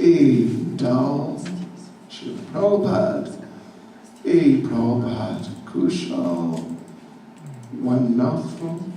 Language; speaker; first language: Russian; non-native, learner; English